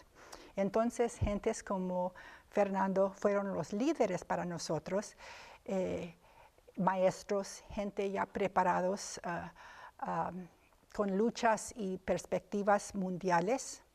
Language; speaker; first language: Spanish; early bilingual, other home language; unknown